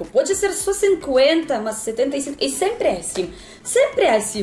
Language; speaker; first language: Portuguese; non-native, learner; Russian